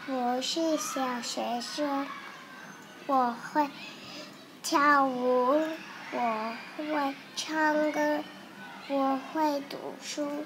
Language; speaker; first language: Chinese; non-native, learner; English